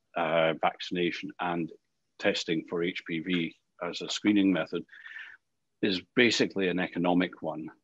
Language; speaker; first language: English; native; English